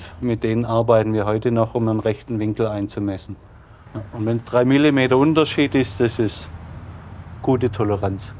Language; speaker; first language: German; native; German